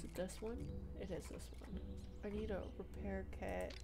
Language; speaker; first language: English; native; English